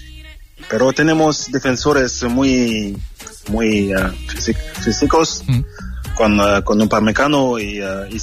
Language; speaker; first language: Spanish; non-native, learner; French